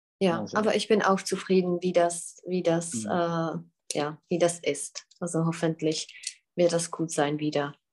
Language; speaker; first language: German; non-native, fluent; Czech